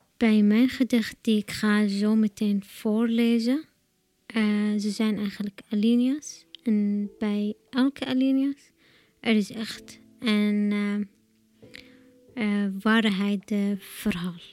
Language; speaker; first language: Dutch; non-native, learner; Arabic